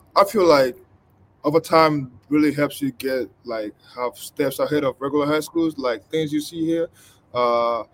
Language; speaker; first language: English; non-native, local second language; Igbo